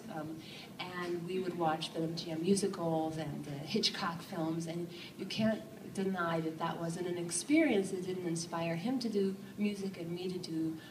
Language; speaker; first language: English; native; English